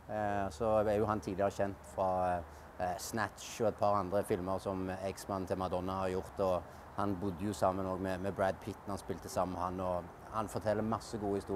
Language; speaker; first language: Norwegian; native; Norwegian